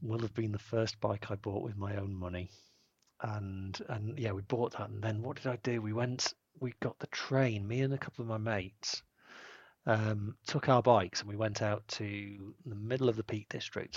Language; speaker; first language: English; native; English